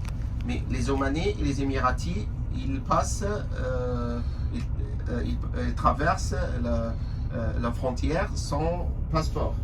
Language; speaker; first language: French; non-native, fluent; Arabic